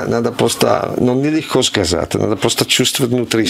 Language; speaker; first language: Russian; non-native, learner; Italian